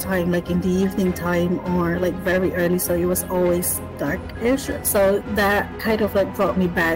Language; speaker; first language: English; non-native, local second language; Filipino